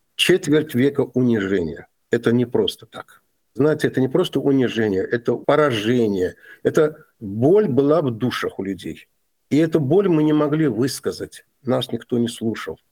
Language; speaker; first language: Russian; non-native, local second language; Azerbaijani